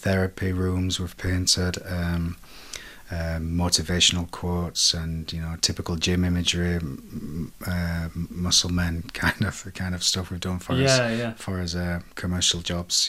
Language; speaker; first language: English; native; English